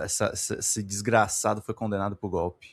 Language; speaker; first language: Portuguese; native; Portuguese